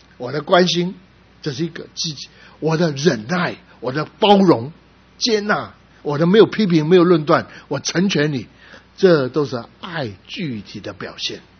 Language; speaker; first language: Chinese; non-native, local second language; Cantonese